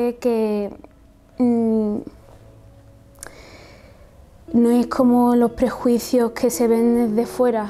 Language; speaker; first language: Spanish; early bilingual, other home language; Arabic